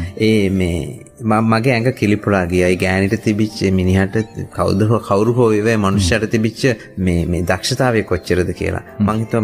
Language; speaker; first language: Sinhala; non-native, local second language; Tamil